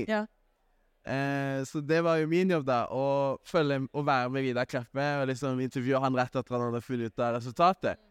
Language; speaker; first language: Norwegian; native; Norwegian